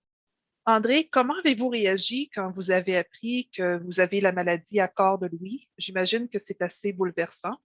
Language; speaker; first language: French; native; French